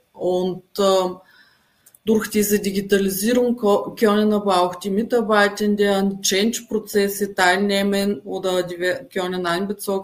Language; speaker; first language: German; non-native, fluent; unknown